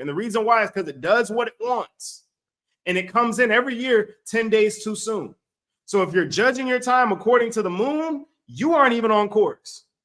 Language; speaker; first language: English; native; English